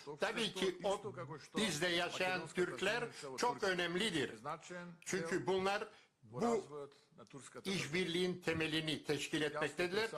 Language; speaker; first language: Turkish; non-native, learner; Macedonian